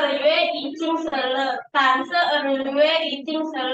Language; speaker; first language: Chinese; non-native, learner; Indonesian